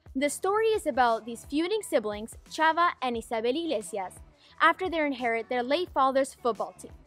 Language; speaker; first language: English; native; English